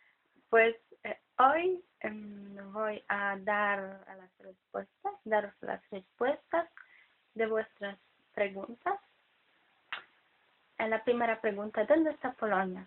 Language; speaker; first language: Spanish; non-native, fluent; Polish